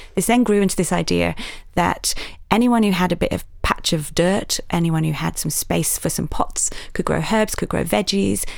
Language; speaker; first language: English; native; English